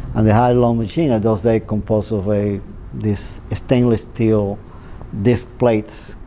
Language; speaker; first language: English; non-native, fluent; Spanish